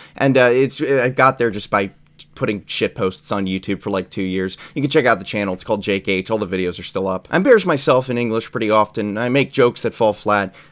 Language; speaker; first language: English; native; English